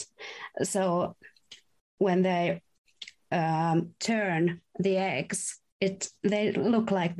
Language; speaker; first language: English; non-native, fluent; Finnish